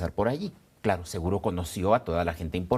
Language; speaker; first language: Spanish; native; Spanish